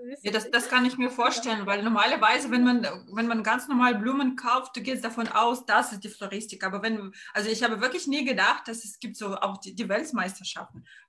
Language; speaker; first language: German; non-native, fluent; Russian